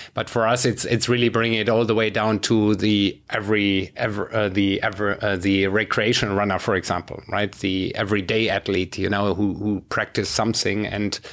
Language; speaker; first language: English; non-native, fluent; German